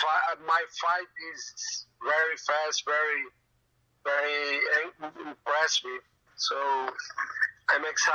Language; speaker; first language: English; non-native, learner; Portuguese